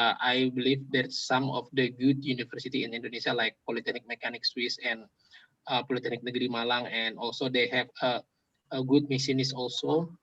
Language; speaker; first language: English; non-native, local second language; Indonesian